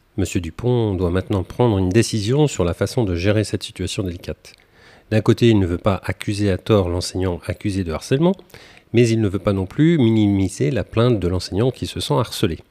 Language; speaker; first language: French; native; French